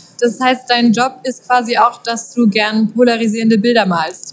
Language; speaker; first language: German; native; German